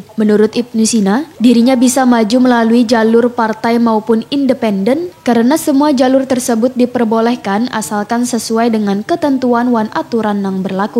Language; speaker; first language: Indonesian; native; Indonesian